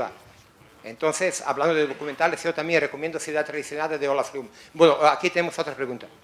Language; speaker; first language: Spanish; native; Spanish